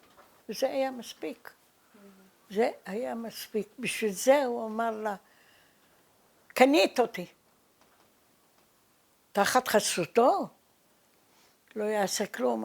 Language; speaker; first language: Hebrew; early bilingual, other home language; Arabic